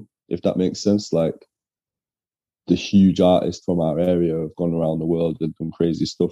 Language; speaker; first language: English; native; English